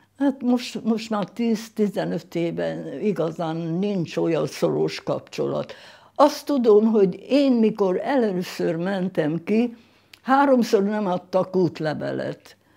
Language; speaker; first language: Hungarian; non-native, local second language; German